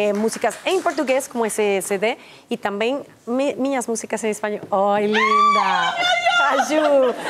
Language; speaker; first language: Portuguese; non-native, learner; Spanish